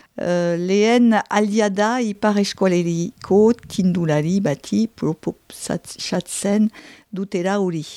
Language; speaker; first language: Basque; non-native, local second language; French